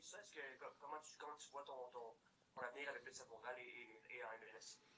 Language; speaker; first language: French; native; French